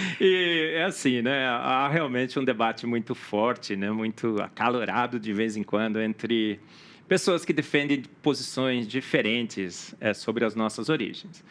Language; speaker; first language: Portuguese; native; Portuguese